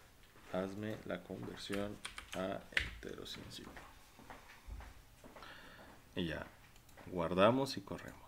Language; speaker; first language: Spanish; native; Spanish